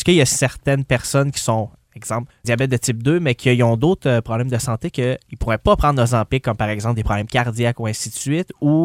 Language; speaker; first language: French; native; French